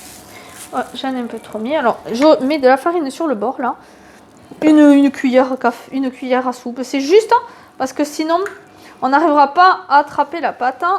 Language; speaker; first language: French; native; French